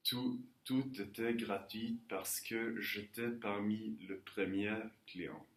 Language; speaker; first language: French; non-native, learner; Norwegian